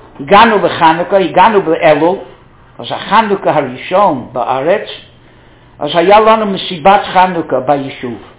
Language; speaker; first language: Hebrew; non-native, fluent; English